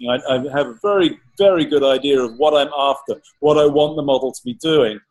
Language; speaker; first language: English; native; English